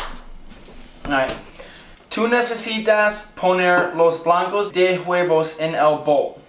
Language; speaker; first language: Spanish; non-native, learner; English